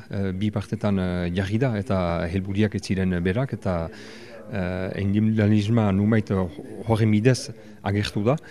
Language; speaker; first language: Basque; native; Basque